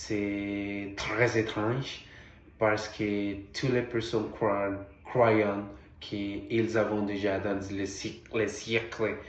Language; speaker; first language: French; non-native, learner; Portuguese